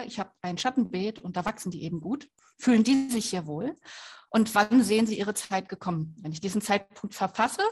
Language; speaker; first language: German; native; German